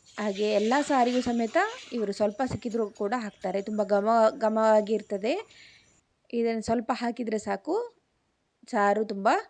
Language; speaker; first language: Kannada; non-native, local second language; Malayalam